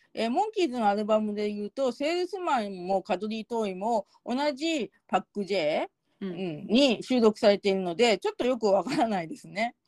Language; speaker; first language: Japanese; native; Japanese